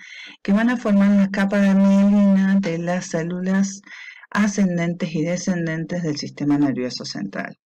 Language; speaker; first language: Spanish; native; Spanish